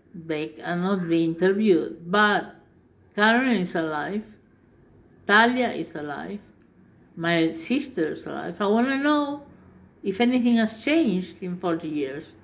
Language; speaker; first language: English; non-native, fluent; Spanish